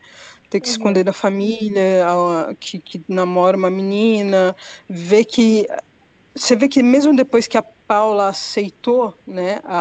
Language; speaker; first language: Portuguese; native; Portuguese